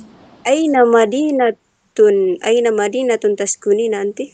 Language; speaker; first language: Arabic; non-native, learner; Indonesian